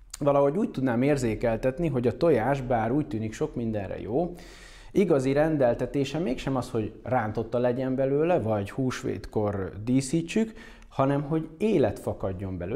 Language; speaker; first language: Hungarian; native; Hungarian